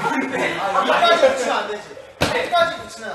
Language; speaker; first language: Korean; native; Korean